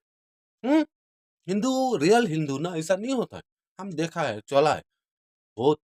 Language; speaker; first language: Hindi; non-native, local second language; Khasi